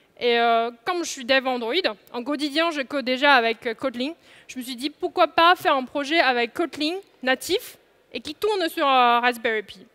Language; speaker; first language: French; non-native, fluent; Chinese